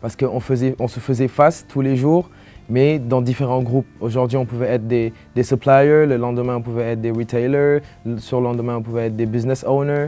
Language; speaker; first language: French; non-native, local second language; Wolof